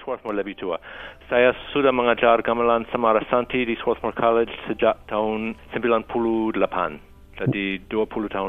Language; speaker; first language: Indonesian; non-native, fluent; English